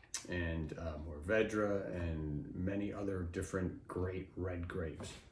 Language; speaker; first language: English; native; English